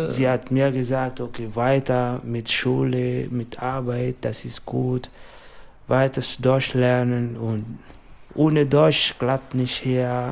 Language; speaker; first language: German; non-native, learner; French